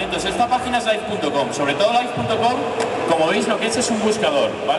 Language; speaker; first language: Spanish; native; Spanish